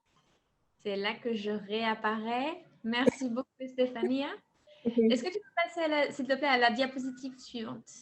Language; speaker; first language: French; native; French